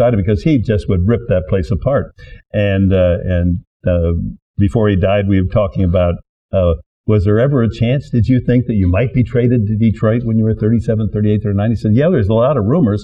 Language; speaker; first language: English; native; English